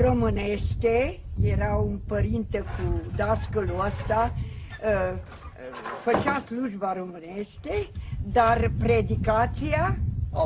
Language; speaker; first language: Romanian; non-native, local second language; Hungarian